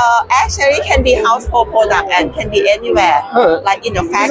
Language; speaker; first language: English; non-native, fluent; Thai